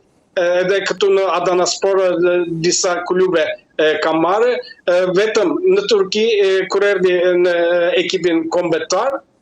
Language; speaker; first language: Albanian; early bilingual, heritage; Albanian